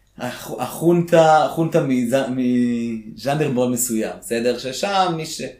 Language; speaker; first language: Hebrew; early bilingual, other home language; Russian